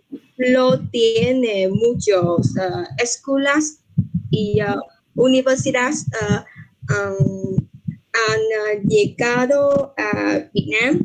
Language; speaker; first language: Spanish; non-native, learner; Vietnamese